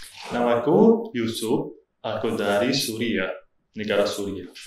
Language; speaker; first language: Indonesian; non-native, learner; Arabic